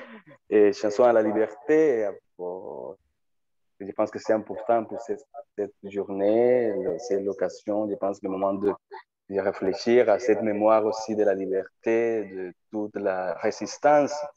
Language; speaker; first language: French; non-native, learner; Spanish